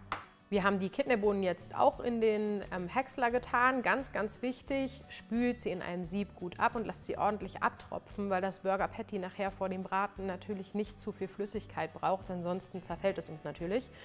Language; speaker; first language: German; native; German